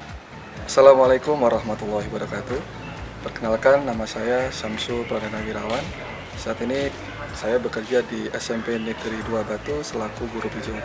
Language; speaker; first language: Indonesian; native; Indonesian